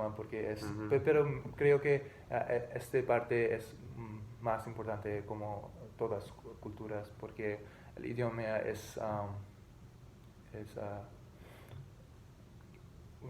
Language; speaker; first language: Spanish; non-native, learner; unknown